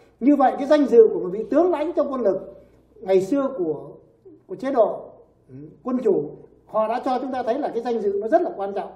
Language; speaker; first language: Vietnamese; native; Vietnamese